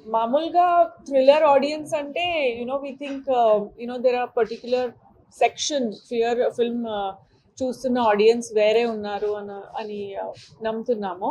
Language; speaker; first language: Telugu; non-native, local second language; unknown